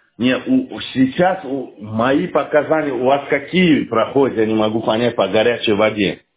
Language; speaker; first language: Russian; native; Russian